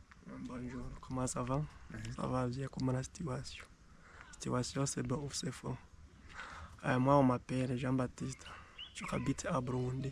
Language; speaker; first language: French; non-native, learner; Rundi